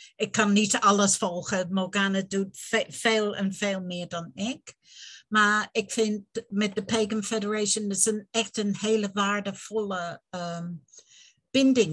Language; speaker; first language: Dutch; non-native, fluent; English